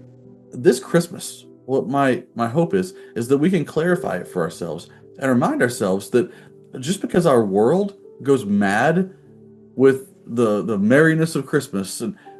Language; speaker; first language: English; native; English